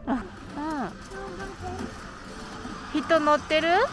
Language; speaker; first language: Japanese; native; Japanese